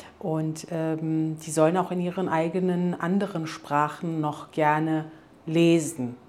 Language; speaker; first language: German; early bilingual, other home language; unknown